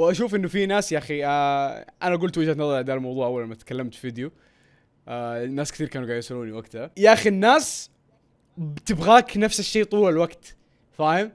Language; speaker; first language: Arabic; native; Arabic